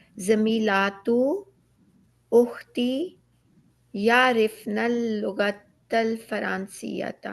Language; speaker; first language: Arabic; non-native, learner; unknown